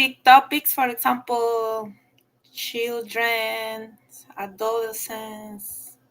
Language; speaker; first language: English; non-native, learner; Spanish